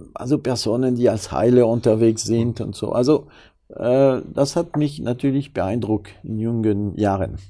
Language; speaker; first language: German; non-native, fluent; French